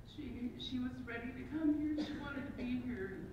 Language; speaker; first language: English; native; English